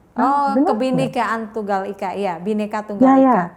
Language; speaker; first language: Indonesian; native; Indonesian